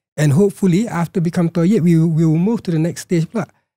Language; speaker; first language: English; non-native, local second language; Malay